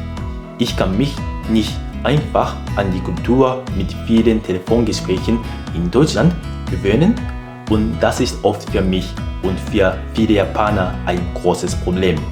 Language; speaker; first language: German; non-native, fluent; Japanese